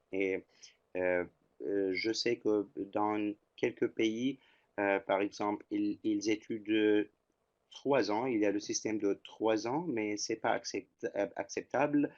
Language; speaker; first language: French; non-native, fluent; Turkish